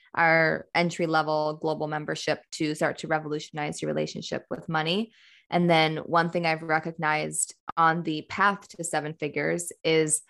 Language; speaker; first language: English; native; English